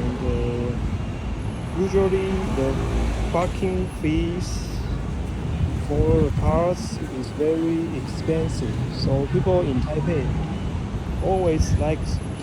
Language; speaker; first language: English; non-native, learner; Chinese